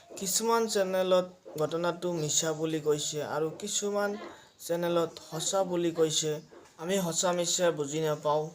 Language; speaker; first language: Assamese; native; Assamese